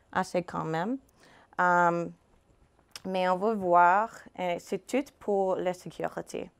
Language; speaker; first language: French; non-native, fluent; English